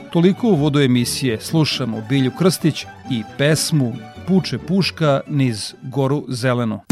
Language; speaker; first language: Serbian; native; Serbian